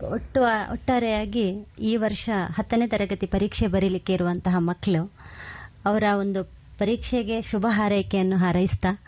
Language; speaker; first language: Kannada; native; Kannada